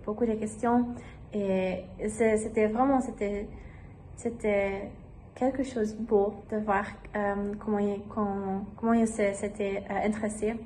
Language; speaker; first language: French; non-native, learner; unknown